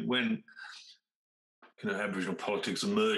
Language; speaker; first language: English; native; English